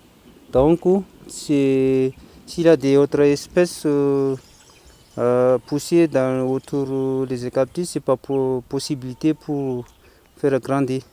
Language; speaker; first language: French; non-native, local second language; Malagasy